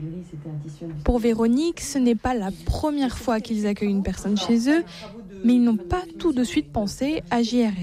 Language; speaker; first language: French; native; French